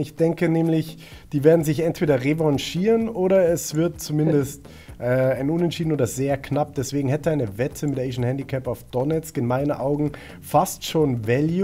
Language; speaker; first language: German; native; German